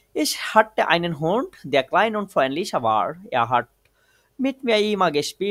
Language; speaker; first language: German; non-native, fluent; Bangla